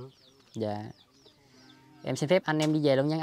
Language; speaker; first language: Vietnamese; native; Vietnamese